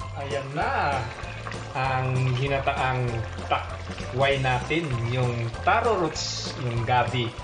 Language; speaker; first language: Filipino; non-native, local second language; Pampanga